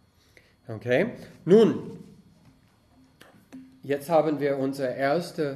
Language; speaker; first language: German; non-native, fluent; English